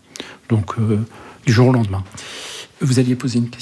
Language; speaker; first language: French; early bilingual, other home language; Arabic